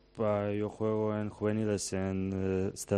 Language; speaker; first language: Spanish; non-native, learner; Serbian